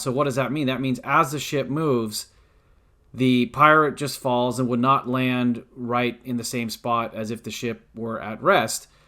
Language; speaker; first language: English; native; English